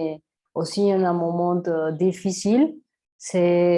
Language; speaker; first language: French; non-native, learner; Spanish